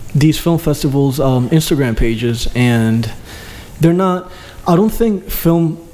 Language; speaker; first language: English; early bilingual, other home language; Albanian